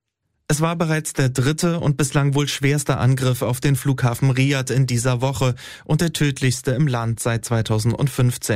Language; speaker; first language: German; native; German